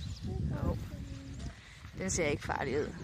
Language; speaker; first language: Danish; native; Danish